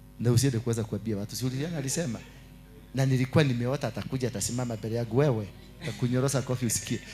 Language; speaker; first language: Swahili; non-native, local second language; Kikuyu